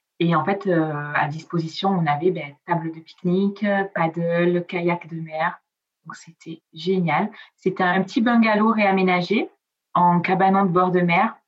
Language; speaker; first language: French; early bilingual, other home language; Italian